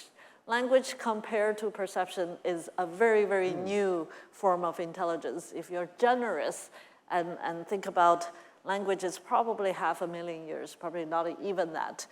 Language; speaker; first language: English; non-native, fluent; Chinese